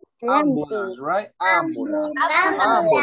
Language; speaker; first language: English; non-native, learner; Spanish